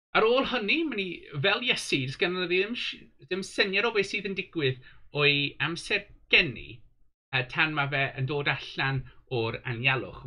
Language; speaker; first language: Welsh; non-native, local second language; English